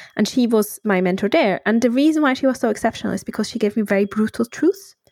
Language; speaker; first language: English; non-native, fluent; Swiss German